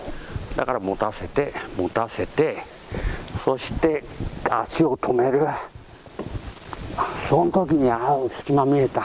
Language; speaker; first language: Japanese; native; Japanese